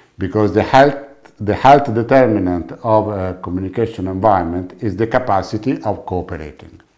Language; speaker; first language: English; non-native, fluent; Italian